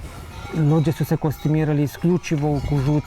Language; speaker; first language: Bosnian; native; Bosnian